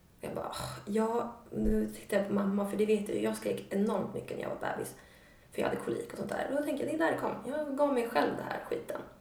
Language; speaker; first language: Swedish; native; Swedish